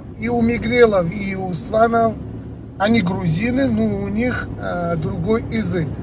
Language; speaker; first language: Russian; non-native, local second language; Georgian